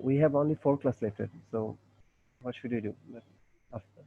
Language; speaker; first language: English; non-native, learner; Bangla